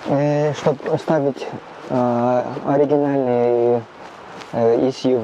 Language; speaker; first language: Russian; non-native, learner; Cantonese